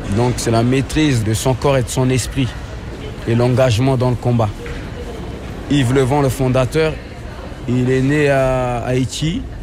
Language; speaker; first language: French; native; French